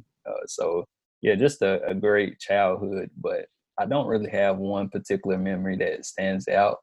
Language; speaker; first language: English; native; English